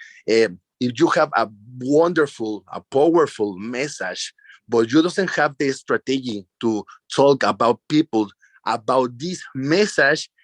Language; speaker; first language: English; non-native, learner; Spanish